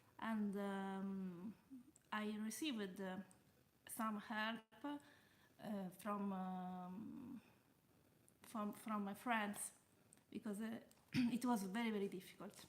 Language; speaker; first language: English; non-native, learner; Italian